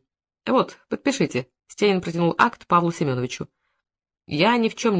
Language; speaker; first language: Russian; native; Russian